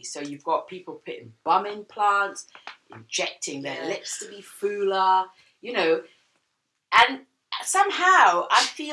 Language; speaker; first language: English; native; English